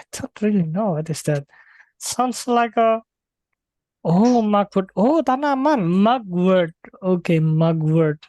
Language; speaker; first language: English; non-native, fluent; Indonesian